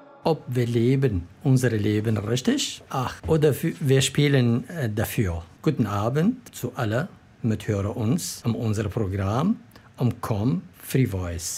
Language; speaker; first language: German; non-native, learner; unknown